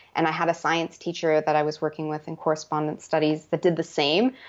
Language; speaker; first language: English; native; English